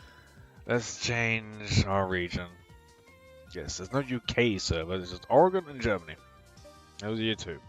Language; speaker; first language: English; native; English